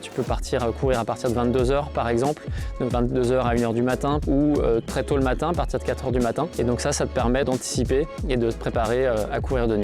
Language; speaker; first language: French; native; French